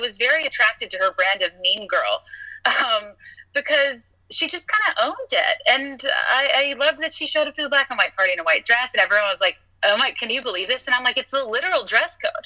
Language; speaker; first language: English; native; English